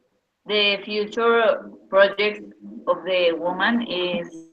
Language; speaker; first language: English; non-native, learner; Spanish